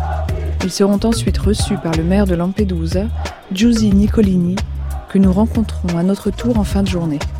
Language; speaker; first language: French; native; French